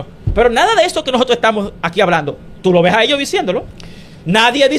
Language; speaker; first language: Spanish; native; Spanish